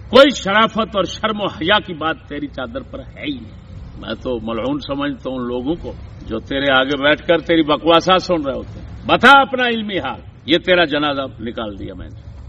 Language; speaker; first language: Urdu; native; Urdu